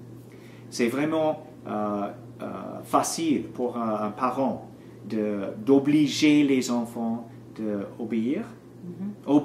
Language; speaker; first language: French; non-native, learner; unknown